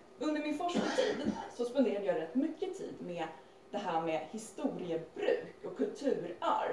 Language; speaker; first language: Swedish; native; Swedish